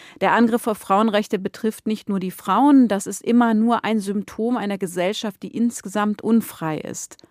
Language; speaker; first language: German; native; German